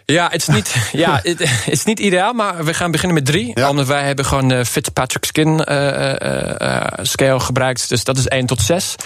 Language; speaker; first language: Dutch; non-native, learner; English